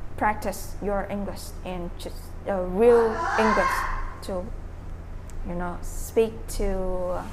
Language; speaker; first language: English; non-native, learner; Vietnamese